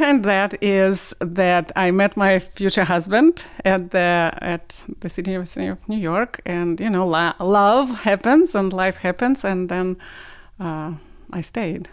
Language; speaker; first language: English; non-native, fluent; Russian